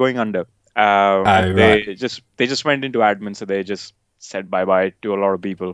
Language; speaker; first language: English; non-native, local second language; Hindi